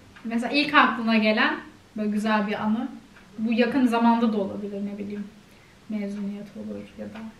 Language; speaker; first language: Turkish; native; Turkish